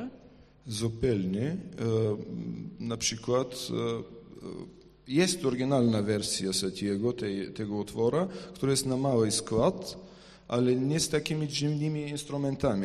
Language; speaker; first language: Polish; non-native, fluent; Ukrainian